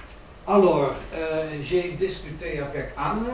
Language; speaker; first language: French; non-native, learner; Dutch